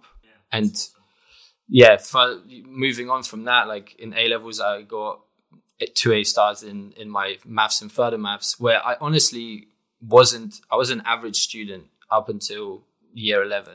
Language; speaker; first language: English; non-native, fluent; Polish